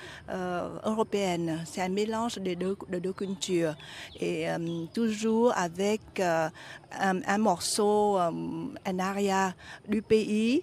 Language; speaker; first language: French; non-native, fluent; Vietnamese